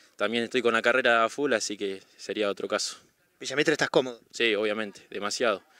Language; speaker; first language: Spanish; native; Spanish